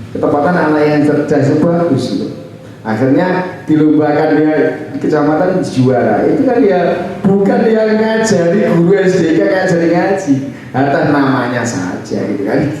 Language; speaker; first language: Indonesian; non-native, local second language; Javanese